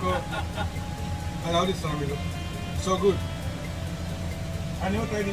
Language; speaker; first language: English; non-native, learner; Sinhala